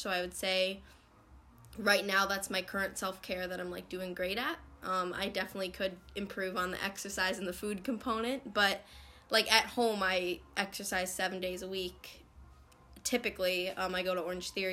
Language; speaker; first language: English; native; English